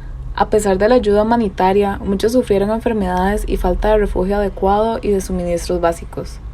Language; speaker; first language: Spanish; native; Spanish